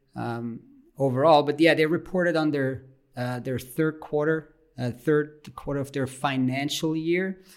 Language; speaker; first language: English; non-native, fluent; Swiss German